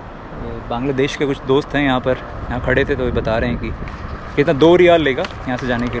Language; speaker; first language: Hindi; native; Hindi